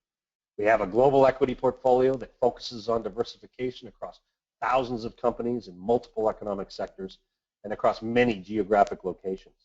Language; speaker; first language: English; native; English